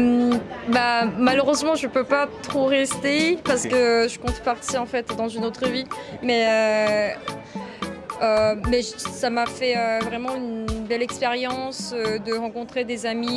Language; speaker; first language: French; non-native, fluent; Korean